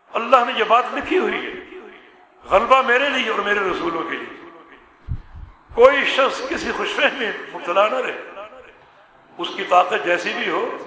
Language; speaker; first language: Urdu; native; Urdu